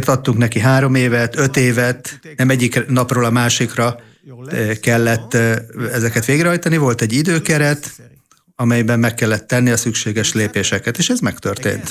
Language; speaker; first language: Hungarian; non-native, fluent; Hebrew